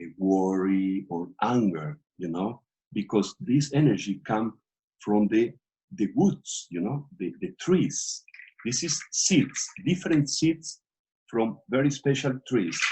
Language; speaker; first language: English; non-native, learner; Portuguese